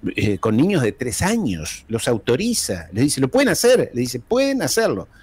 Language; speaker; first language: Spanish; early bilingual, heritage; Spanish